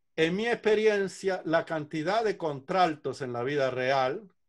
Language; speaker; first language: Spanish; native; Spanish